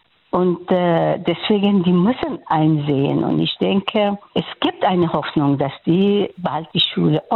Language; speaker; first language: German; non-native, fluent; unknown